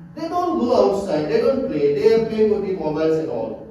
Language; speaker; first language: English; non-native, local second language; Assamese